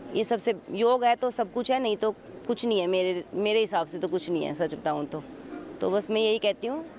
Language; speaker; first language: Hindi; native; Hindi